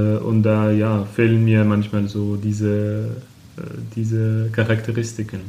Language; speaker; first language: German; non-native, fluent; Arabic